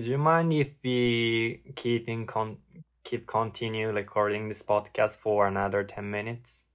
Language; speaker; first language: English; non-native, learner; Japanese